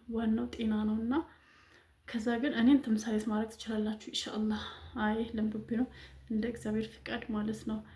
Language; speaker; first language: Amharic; native; Amharic